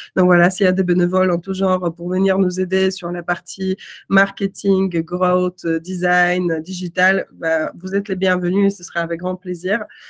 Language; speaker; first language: French; non-native, fluent; Russian